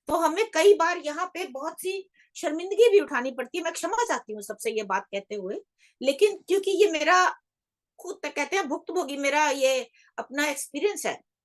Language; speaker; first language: Hindi; native; Hindi